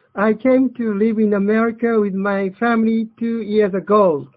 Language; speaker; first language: English; non-native, fluent; Japanese